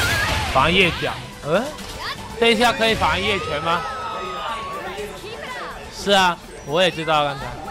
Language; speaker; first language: Chinese; native; Chinese